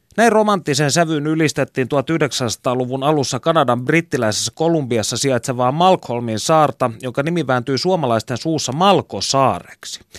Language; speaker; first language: Finnish; native; Finnish